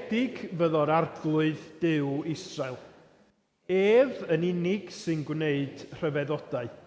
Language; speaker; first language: Welsh; native; Welsh